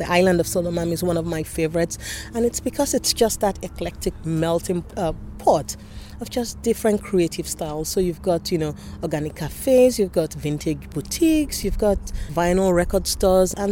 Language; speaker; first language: English; non-native, local second language; Yoruba